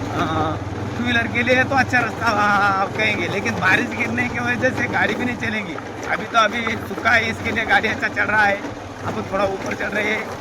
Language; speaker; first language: Hindi; non-native, local second language; Marathi